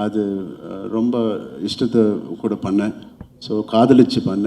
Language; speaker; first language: Tamil; non-native, learner; Telugu